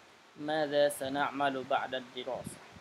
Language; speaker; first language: Arabic; non-native, fluent; Indonesian